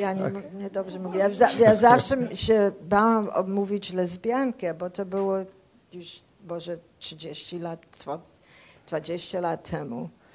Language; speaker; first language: Polish; early bilingual, heritage; Polish